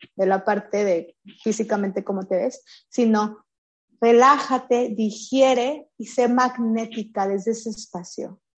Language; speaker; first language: Spanish; native; Spanish